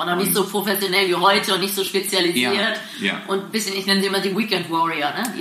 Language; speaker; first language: German; native; German